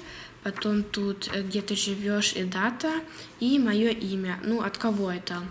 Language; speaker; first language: Russian; early bilingual, heritage; Russian